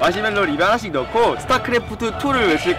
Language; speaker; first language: Korean; native; Korean